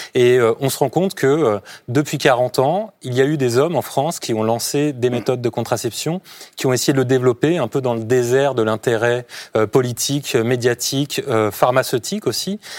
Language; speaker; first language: French; native; French